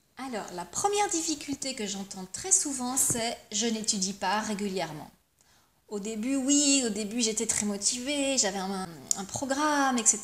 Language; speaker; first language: French; native; French